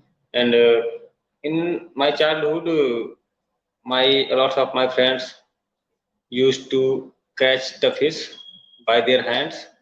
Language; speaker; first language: English; non-native, learner; Hindi